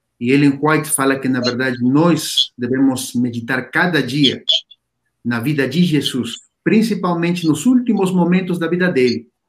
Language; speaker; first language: Portuguese; non-native, fluent; Spanish